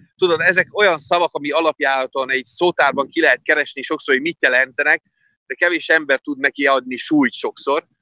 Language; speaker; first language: Hungarian; non-native, fluent; Italian